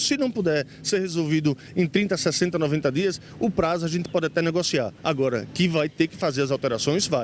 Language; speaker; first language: Portuguese; native; Portuguese